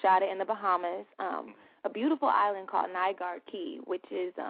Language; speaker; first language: English; native; English